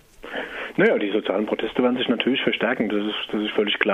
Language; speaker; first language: German; native; German